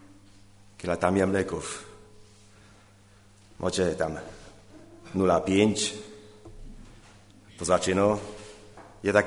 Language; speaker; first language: Polish; non-native, learner; Czech